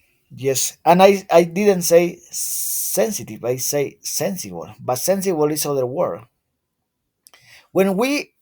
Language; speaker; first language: English; non-native, learner; Spanish